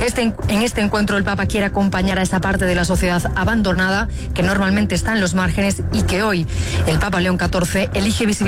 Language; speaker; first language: Spanish; native; Spanish